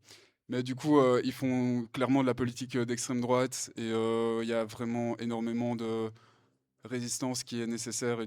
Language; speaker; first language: French; native; French